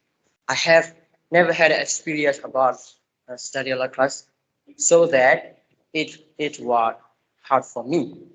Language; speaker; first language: English; non-native, learner; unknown